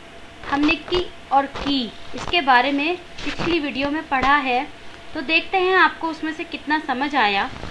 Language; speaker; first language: Hindi; native; Hindi